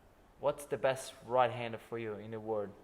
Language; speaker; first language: English; non-native, fluent; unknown